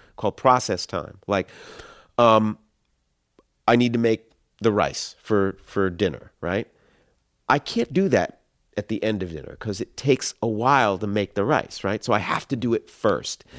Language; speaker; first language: English; native; English